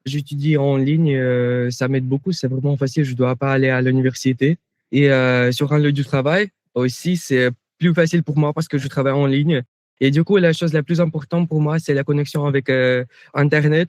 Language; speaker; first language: French; non-native, fluent; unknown